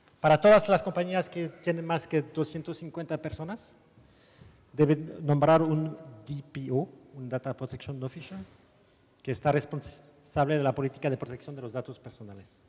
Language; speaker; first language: Spanish; non-native, learner; French